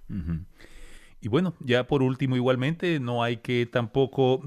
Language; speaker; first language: Spanish; native; Spanish